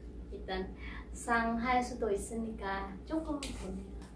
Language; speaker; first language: Korean; non-native, fluent; Khmer